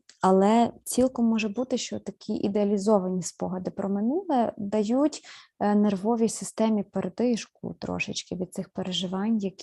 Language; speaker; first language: Ukrainian; native; Ukrainian